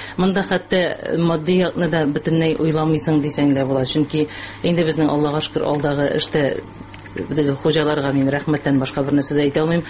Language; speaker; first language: Tatar; native; Tatar